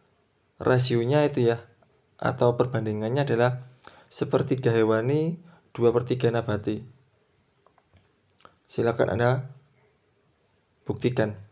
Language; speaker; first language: Indonesian; native; Indonesian